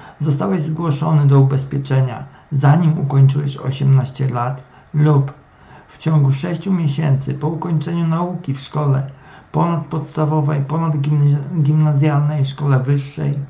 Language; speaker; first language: Polish; native; Polish